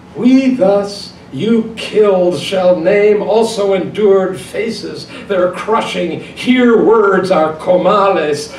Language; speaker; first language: English; native; English